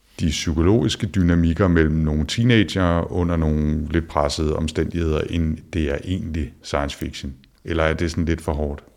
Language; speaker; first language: Danish; native; Danish